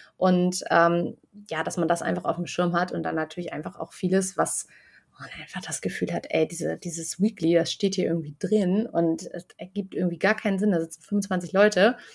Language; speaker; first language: German; native; German